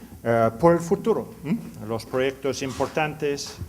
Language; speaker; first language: Spanish; non-native, learner; English